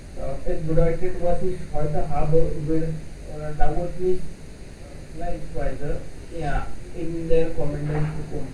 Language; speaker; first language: German; non-native, learner; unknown